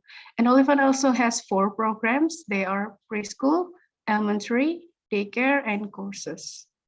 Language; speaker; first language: English; non-native, learner; Indonesian